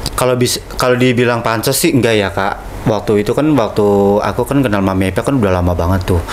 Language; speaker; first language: Indonesian; native; Indonesian